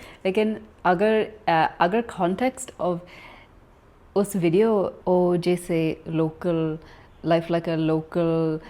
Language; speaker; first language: Hindi; non-native, learner; English